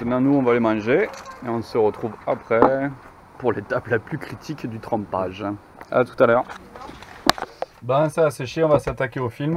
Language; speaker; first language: French; native; French